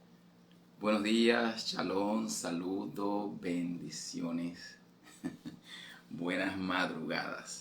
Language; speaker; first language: Spanish; native; Spanish